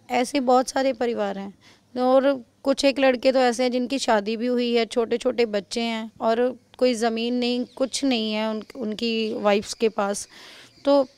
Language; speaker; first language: Hindi; non-native, local second language; Punjabi